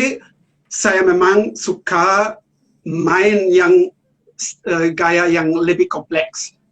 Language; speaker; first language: Indonesian; non-native, learner; German